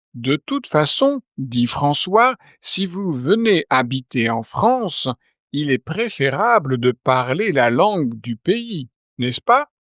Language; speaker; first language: French; native; French